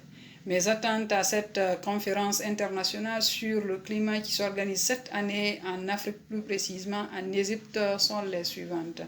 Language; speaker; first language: French; non-native, local second language; Fula